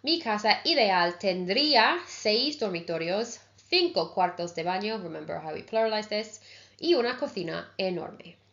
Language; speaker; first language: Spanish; non-native, fluent; English